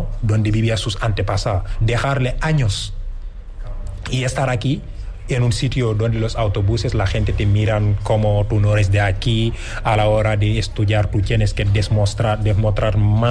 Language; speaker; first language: Spanish; non-native, fluent; Wolof